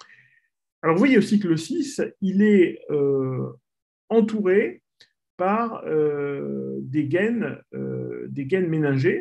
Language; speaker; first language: French; native; French